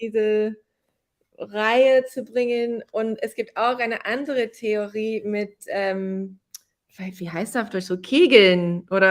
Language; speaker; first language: German; non-native, fluent; English